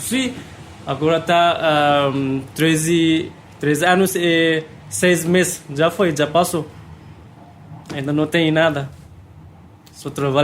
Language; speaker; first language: Portuguese; non-native, learner; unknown